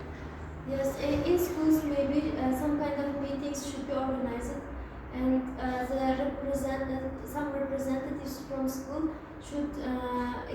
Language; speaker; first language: English; non-native, fluent; Uzbek